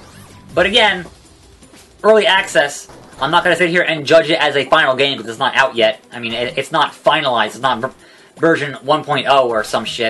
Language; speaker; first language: English; native; English